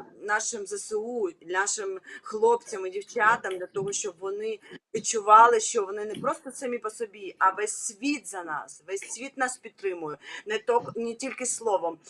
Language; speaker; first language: Ukrainian; non-native, local second language; Russian